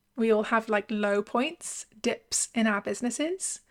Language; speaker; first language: English; native; English